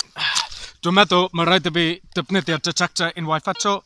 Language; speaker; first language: Welsh; non-native, learner; English